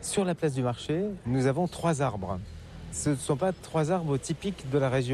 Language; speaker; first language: French; native; French